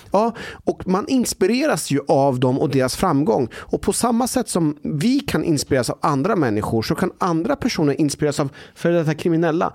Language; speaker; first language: Swedish; early bilingual, other home language; Persian